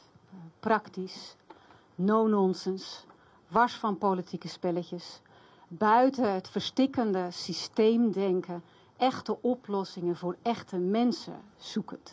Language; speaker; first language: Dutch; native; Dutch